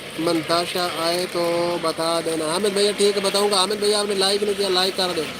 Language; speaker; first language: Urdu; non-native, local second language; Punjabi